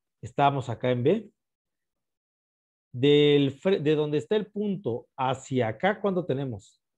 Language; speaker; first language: Spanish; native; Spanish